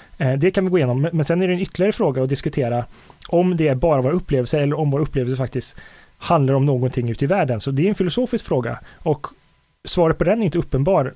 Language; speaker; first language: Swedish; native; Swedish